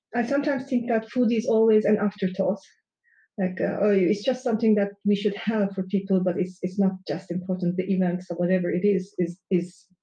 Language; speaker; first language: English; non-native, fluent; Turkish